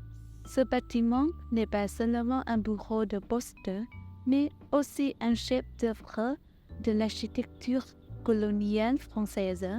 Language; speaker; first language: French; non-native, fluent; Vietnamese